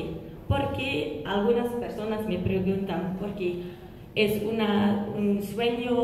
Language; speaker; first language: Spanish; non-native, learner; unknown